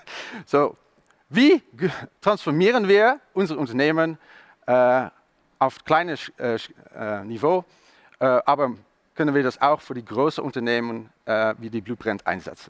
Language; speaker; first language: German; non-native, learner; Dutch